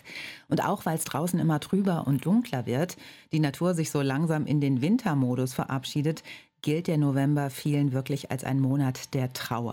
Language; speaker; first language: German; native; German